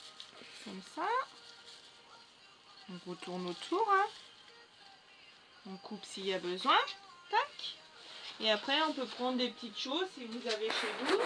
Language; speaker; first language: French; native; French